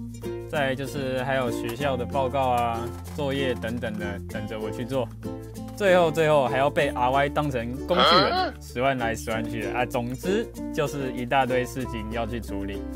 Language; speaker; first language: Chinese; native; Chinese